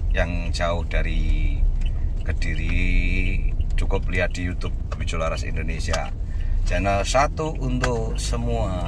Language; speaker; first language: Indonesian; non-native, local second language; Javanese